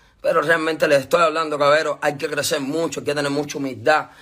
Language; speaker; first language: Spanish; native; Spanish